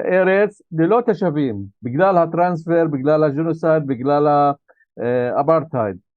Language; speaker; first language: Hebrew; non-native, local second language; Arabic